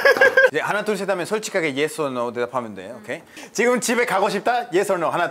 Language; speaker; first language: Korean; non-native, fluent; Spanish